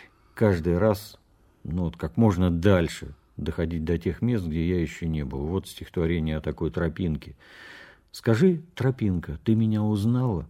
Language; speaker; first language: Russian; native; Russian